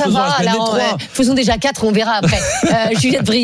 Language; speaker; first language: French; native; French